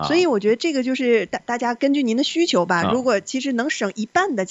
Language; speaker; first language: Chinese; native; Chinese